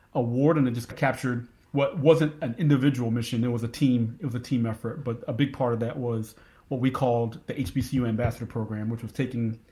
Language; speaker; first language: English; native; English